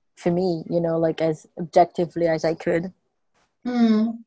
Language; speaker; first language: English; non-native, fluent; French